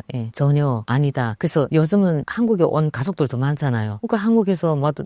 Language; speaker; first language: Korean; native; Korean